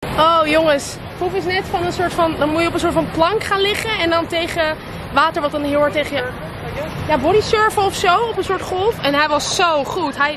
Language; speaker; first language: Dutch; early bilingual, other home language; Russian